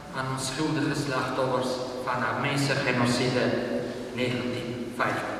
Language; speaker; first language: Dutch; non-native, fluent; Armenian